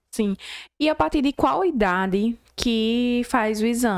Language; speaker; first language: Portuguese; native; Portuguese